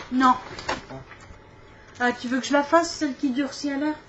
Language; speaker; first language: French; native; French